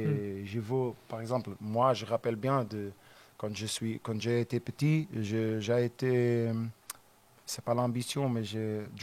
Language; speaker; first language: French; non-native, learner; Portuguese